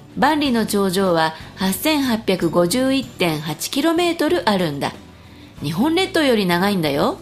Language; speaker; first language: Japanese; native; Japanese